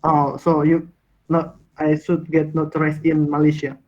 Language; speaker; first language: English; non-native, learner; Indonesian